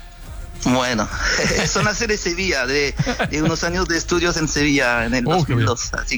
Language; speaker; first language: Spanish; non-native, fluent; French